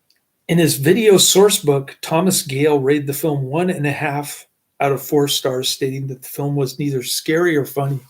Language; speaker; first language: English; native; English